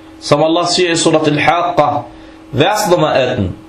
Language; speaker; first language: Danish; non-native, fluent; Arabic